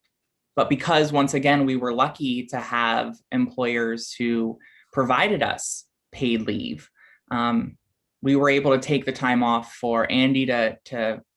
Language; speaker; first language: English; native; English